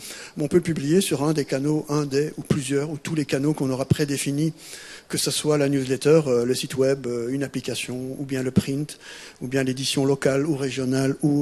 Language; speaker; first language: French; native; French